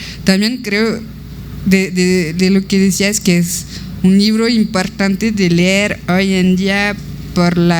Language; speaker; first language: Spanish; non-native, fluent; French